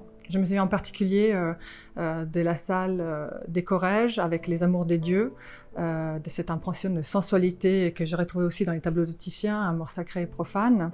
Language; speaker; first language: French; non-native, fluent; Italian